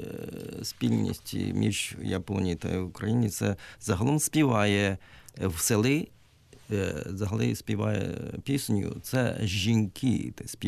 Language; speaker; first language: Ukrainian; non-native, learner; Japanese